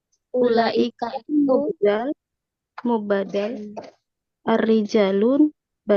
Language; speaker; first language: Arabic; non-native, learner; Malay